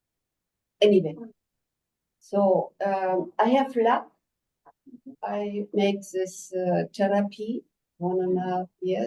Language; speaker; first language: English; non-native, learner; German